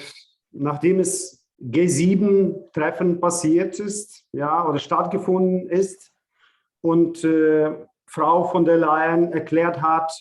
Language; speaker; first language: German; non-native, fluent; Ukrainian